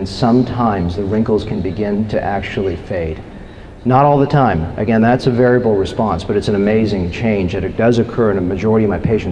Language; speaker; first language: English; native; English